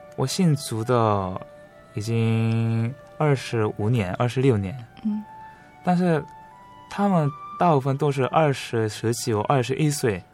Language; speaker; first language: Chinese; non-native, learner; Korean